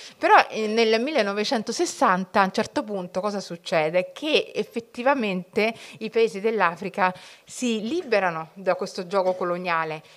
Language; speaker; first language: Italian; early bilingual, other home language; Somali